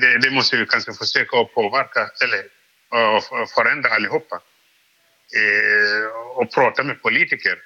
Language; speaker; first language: Swedish; non-native, fluent; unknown